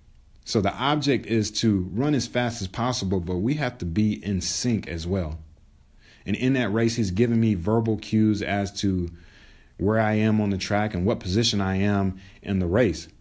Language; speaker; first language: English; native; English